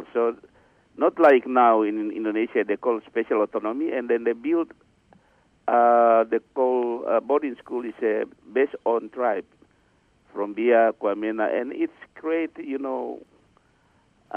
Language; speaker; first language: English; non-native, learner; Indonesian